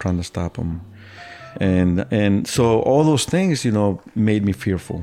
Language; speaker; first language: English; early bilingual, other home language; Spanish